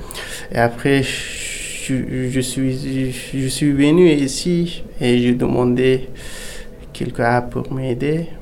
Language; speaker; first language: French; non-native, learner; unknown